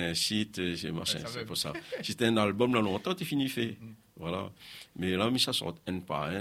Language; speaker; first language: French; non-native, local second language; Réunion Creole French